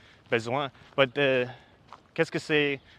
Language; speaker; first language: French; non-native, learner; English